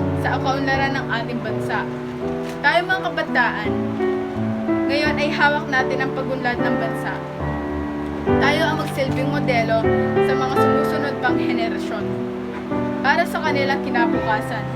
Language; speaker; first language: Filipino; native; Filipino